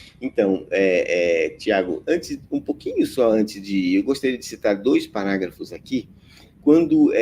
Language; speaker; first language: Portuguese; native; Portuguese